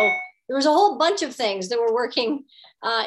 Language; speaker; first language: English; native; English